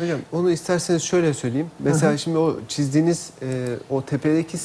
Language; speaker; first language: Turkish; native; Turkish